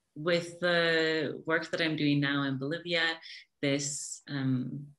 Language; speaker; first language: English; native; English